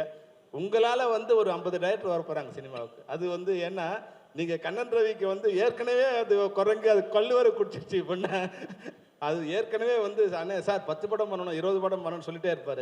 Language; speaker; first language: Tamil; native; Tamil